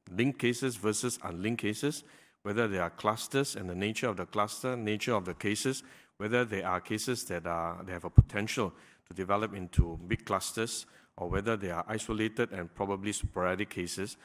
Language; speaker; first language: English; non-native, local second language; Chinese